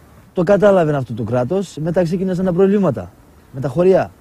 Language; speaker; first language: Greek; early bilingual, heritage; Turkish